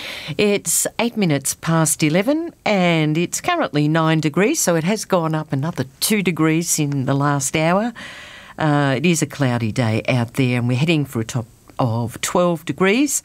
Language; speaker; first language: English; native; English